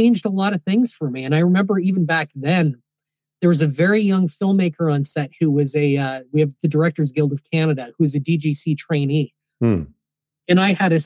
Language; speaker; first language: English; native; English